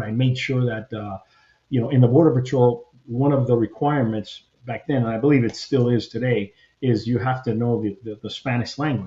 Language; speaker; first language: English; early bilingual, other home language; Spanish